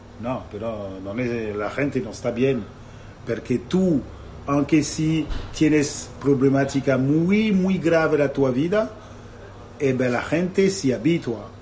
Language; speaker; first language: Spanish; non-native, learner; Italian